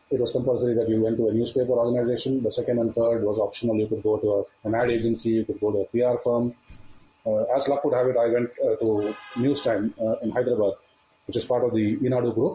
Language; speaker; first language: English; non-native, local second language; Tamil